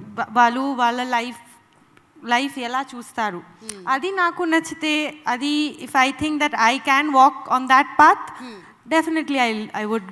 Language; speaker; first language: Telugu; non-native, learner; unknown